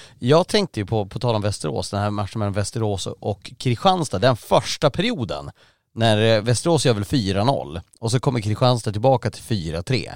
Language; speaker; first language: Swedish; native; Swedish